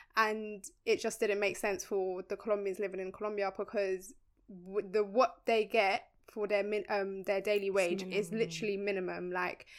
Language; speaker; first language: English; early bilingual, other home language; Spanish